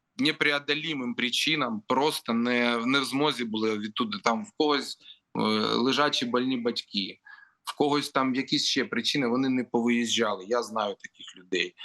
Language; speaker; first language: Ukrainian; non-native, local second language; Russian